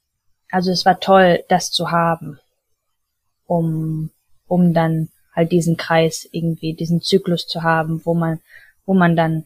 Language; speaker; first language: German; early bilingual, heritage; German